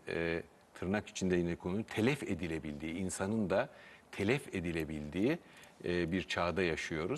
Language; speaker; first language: Turkish; native; Turkish